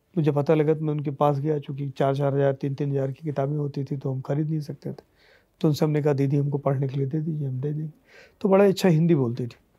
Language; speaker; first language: Hindi; native; Hindi